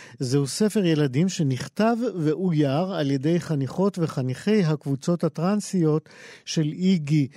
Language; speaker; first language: Hebrew; native; Hebrew